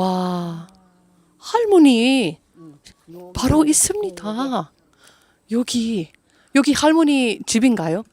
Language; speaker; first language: Korean; non-native, learner; English